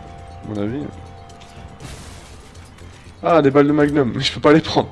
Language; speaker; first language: French; native; French